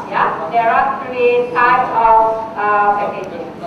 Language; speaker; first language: English; non-native, local second language; Indonesian